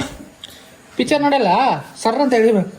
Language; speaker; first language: Kannada; native; Kannada